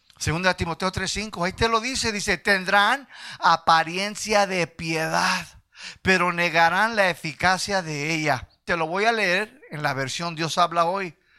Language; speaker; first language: Spanish; early bilingual, heritage; Spanish